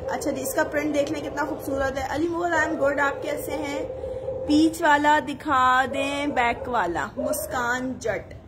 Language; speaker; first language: Urdu; native; Urdu